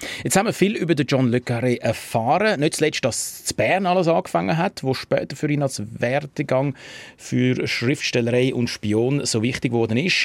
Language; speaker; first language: German; native; German